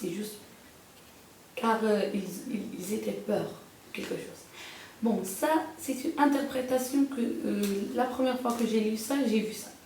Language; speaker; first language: French; non-native, local second language; Arabic